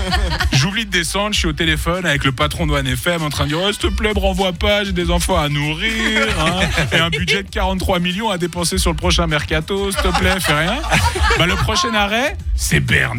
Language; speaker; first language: French; native; French